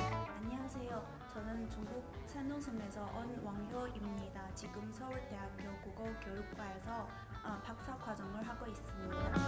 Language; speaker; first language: Korean; non-native, fluent; Chinese